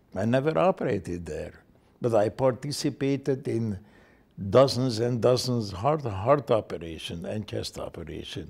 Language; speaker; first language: English; non-native, fluent; Hungarian